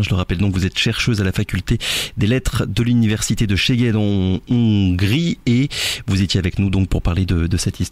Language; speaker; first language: French; native; French